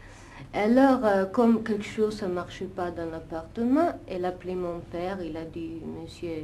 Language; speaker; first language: French; non-native, fluent; Italian